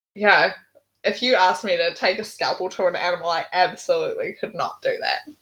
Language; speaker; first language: English; native; English